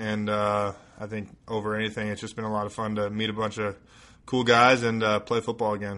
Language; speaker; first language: English; native; English